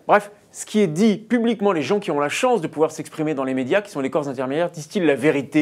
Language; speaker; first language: French; native; French